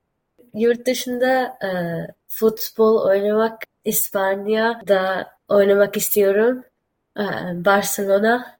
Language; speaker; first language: Turkish; early bilingual, heritage; Turkish